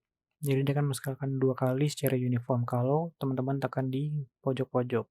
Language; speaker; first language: Indonesian; native; Indonesian